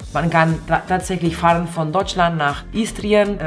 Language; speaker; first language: German; non-native, fluent; Spanish